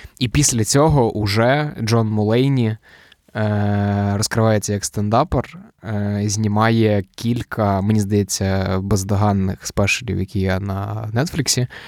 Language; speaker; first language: Ukrainian; native; Ukrainian